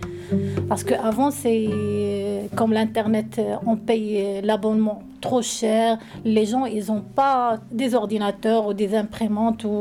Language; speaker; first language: French; non-native, learner; Arabic